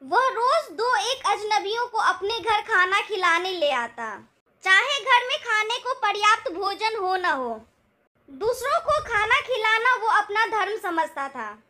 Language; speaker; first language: Hindi; native; Hindi